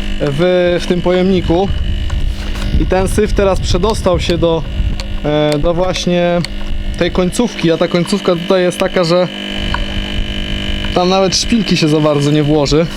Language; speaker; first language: Polish; native; Polish